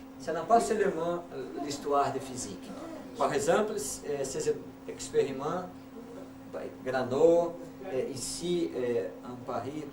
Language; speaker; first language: French; non-native, learner; Portuguese